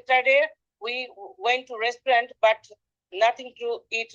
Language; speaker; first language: English; non-native, learner; Bangla